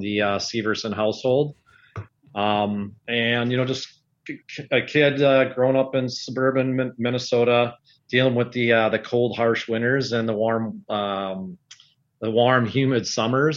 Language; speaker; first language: English; native; English